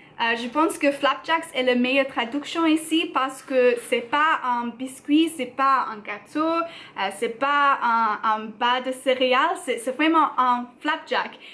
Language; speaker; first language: French; non-native, learner; English